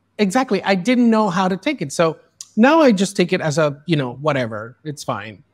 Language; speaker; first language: English; early bilingual, other home language; Spanish